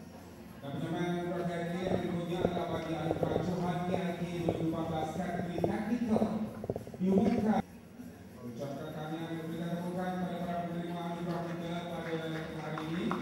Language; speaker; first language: Malay; native; Malay